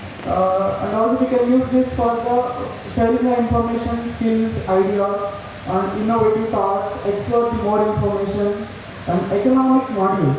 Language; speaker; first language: English; non-native, local second language; Telugu